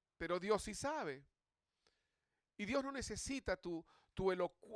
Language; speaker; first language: Spanish; native; Spanish